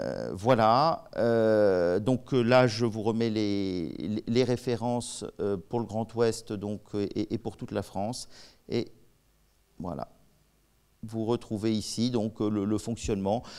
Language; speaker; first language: French; native; French